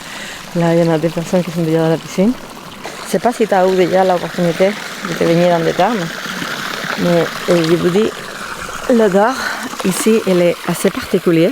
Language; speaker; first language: French; non-native, fluent; Spanish